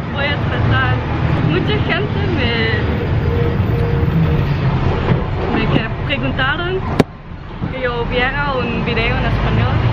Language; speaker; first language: Spanish; non-native, learner; English